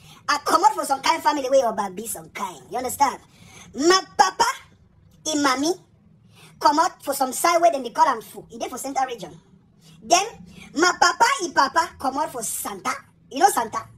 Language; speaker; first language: English; native; English